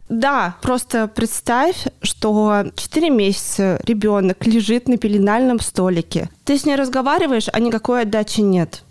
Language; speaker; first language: Russian; native; Russian